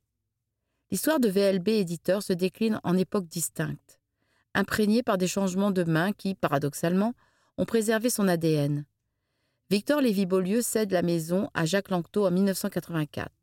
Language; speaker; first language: French; native; French